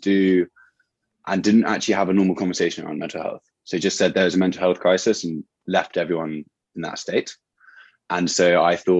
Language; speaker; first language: English; native; English